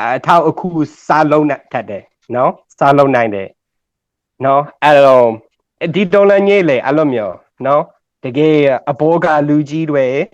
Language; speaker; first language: Burmese; non-native, learner; English